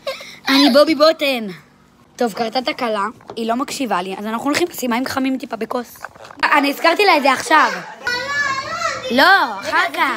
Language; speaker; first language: Hebrew; native; Hebrew